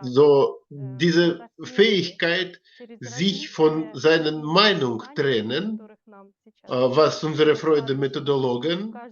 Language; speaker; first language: German; non-native, learner; Russian